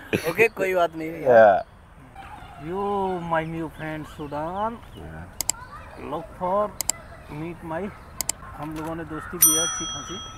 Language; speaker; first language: Hindi; native; Hindi